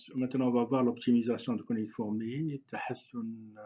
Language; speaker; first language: French; non-native, local second language; Arabic